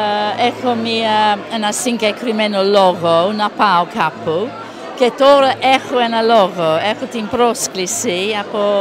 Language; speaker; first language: Greek; non-native, learner; English